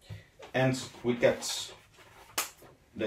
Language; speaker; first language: English; non-native, learner; Italian